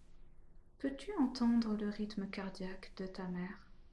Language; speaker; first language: French; native; French